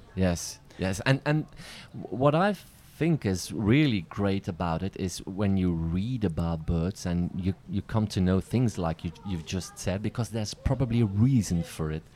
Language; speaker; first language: English; non-native, fluent; Dutch